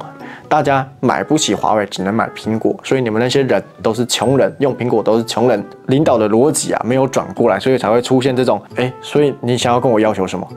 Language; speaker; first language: Chinese; native; Chinese